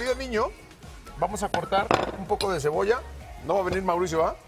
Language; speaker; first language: Spanish; native; Spanish